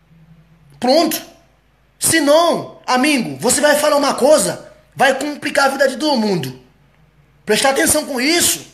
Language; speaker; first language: Portuguese; non-native, fluent; Haitian Creole